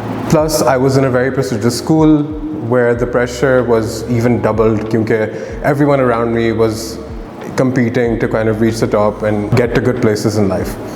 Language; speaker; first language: English; non-native, local second language; Urdu